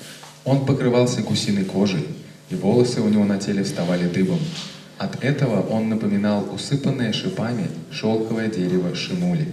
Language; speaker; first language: Russian; native; Russian